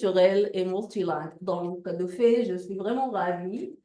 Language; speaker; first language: French; non-native, fluent; Arabic